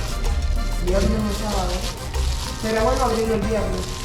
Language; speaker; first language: Spanish; native; Spanish